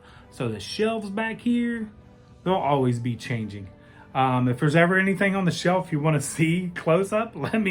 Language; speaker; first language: English; native; English